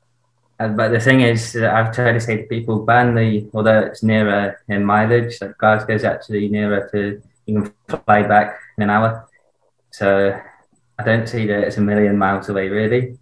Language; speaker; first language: English; native; English